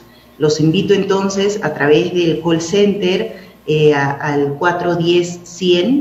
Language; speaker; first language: Spanish; native; Spanish